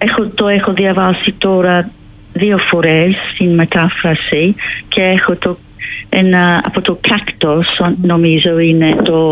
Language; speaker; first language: Greek; non-native, fluent; English